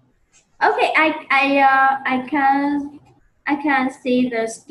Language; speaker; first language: English; non-native, learner; Vietnamese